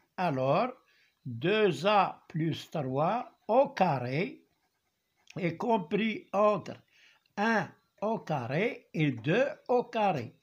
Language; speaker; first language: French; non-native, local second language; Arabic